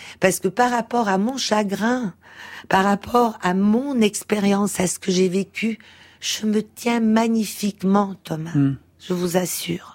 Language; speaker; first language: French; early bilingual, other home language; Portuguese